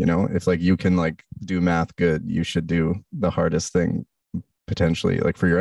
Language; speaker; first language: English; native; English